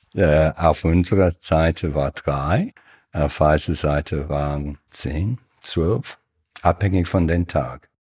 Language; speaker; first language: German; non-native, fluent; English